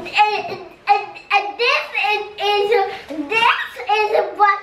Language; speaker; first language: English; early bilingual, heritage; English